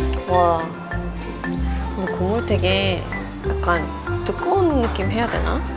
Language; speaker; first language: Korean; non-native, fluent; Swedish